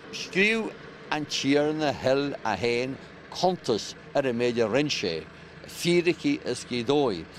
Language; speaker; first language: Irish; native; Irish